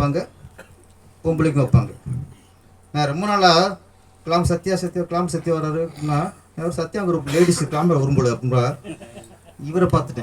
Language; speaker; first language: Tamil; native; Tamil